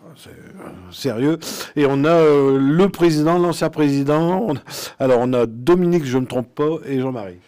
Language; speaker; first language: French; native; French